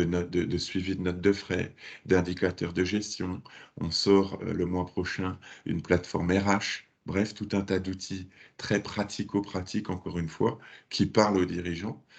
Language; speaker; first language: French; native; French